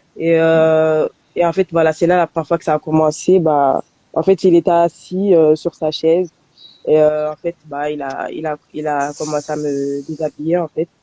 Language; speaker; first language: French; early bilingual, other home language; Soninke